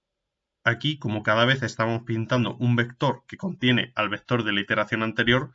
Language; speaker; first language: Spanish; native; Spanish